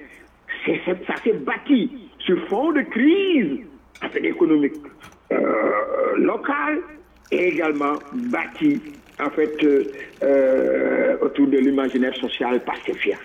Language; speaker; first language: French; non-native, local second language; Wolof